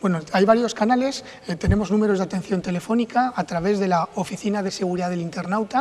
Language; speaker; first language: Spanish; native; Spanish